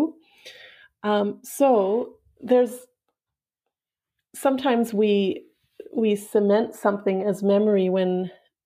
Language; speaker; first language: English; native; English